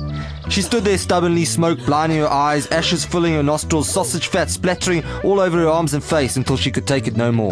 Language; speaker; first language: English; native; English